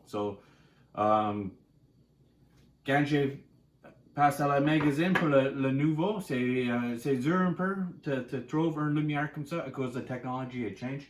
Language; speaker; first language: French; non-native, learner; English